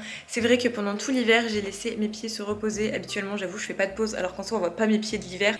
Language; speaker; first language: French; native; French